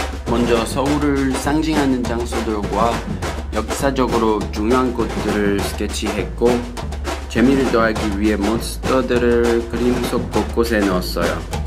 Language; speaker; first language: Korean; non-native, fluent; English